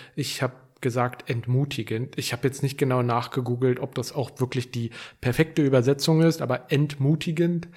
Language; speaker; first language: German; native; German